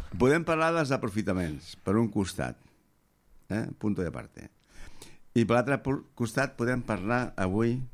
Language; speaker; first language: Catalan; native; Catalan